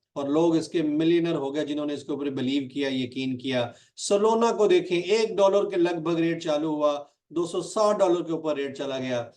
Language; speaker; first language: Urdu; non-native, local second language; Punjabi